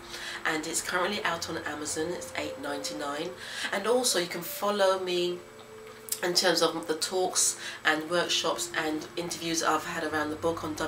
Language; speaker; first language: English; native; English